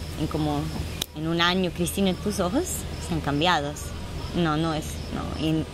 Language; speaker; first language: Spanish; early bilingual, heritage; Spanish